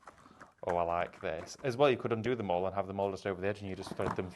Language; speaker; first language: English; native; English